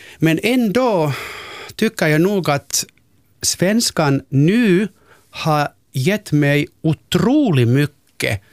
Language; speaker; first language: Swedish; non-native, local second language; Finnish